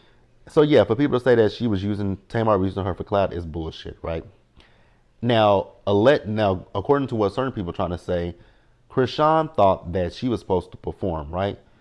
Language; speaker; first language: English; native; English